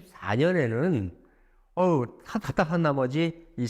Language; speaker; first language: Korean; native; Korean